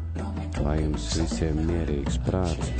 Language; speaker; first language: Latvian; native; Latvian